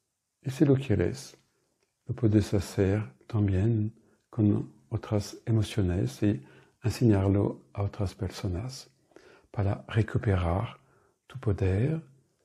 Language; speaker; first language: Spanish; non-native, fluent; French